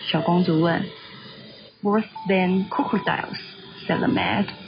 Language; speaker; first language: English; non-native, fluent; Chinese